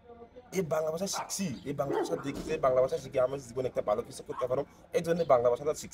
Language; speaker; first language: Bangla; non-native, learner; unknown